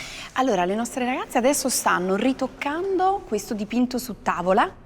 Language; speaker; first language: Italian; native; Italian